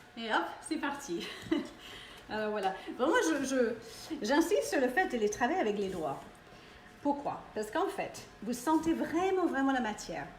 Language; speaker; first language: French; non-native, fluent; English